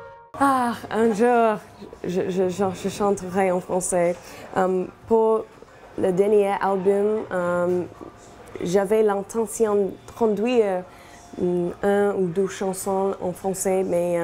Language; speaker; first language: French; non-native, learner; English